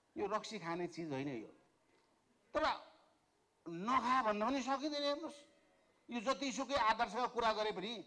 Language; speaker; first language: Nepali; native; Nepali